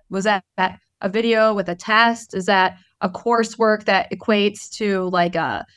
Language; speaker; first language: English; native; English